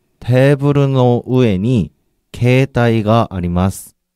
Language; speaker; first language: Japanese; non-native, learner; Korean